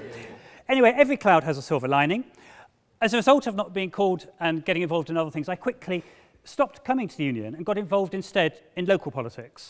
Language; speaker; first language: English; native; English